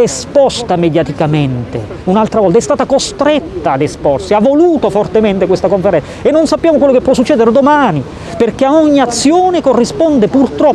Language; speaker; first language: Italian; native; Italian